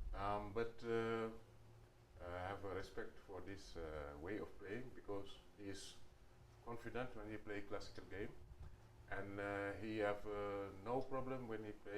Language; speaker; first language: English; non-native, learner; Wolof